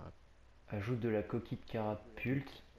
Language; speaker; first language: French; native; French